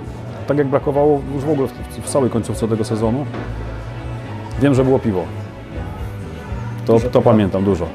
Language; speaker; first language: Polish; native; Polish